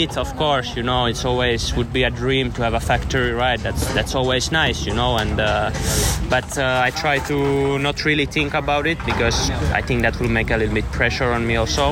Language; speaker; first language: English; non-native, fluent; Finnish